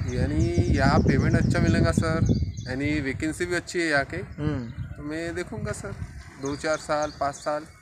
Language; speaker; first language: Hindi; non-native, local second language; Marathi